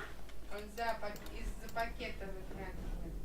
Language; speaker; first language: Russian; native; Russian